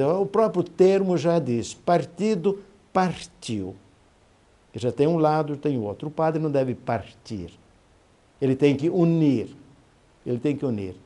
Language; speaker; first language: Portuguese; native; Portuguese